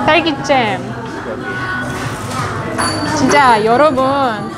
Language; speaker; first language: Korean; non-native, fluent; Russian